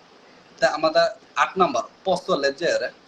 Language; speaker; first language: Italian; non-native, learner; Bangla